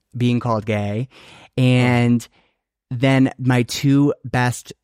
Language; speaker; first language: English; native; English